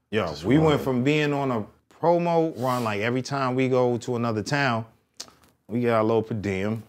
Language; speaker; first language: English; native; English